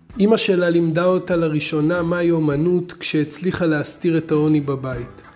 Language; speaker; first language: Hebrew; native; Hebrew